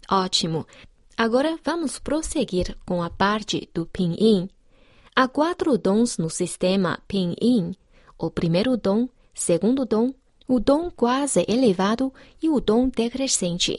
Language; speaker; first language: Portuguese; non-native, fluent; Chinese